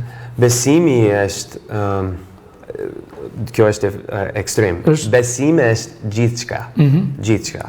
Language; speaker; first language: Albanian; non-native, fluent; English